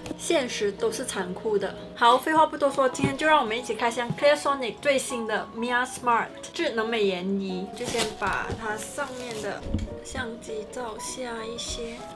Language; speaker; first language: Chinese; native; Chinese